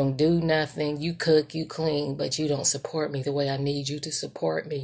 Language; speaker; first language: English; native; English